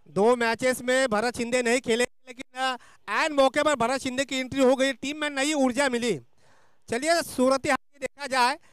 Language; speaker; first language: Hindi; non-native, local second language; Marathi